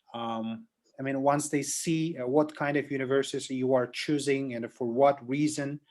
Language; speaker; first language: English; non-native, fluent; Kazakh